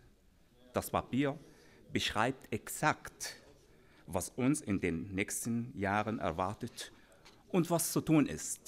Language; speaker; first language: German; non-native, fluent; Arabic